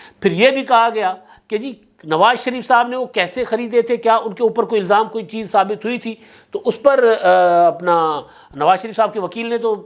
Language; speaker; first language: Urdu; non-native, local second language; Sindhi